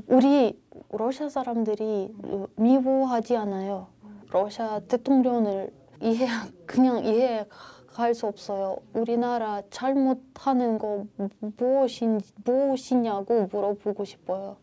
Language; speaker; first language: Korean; non-native, learner; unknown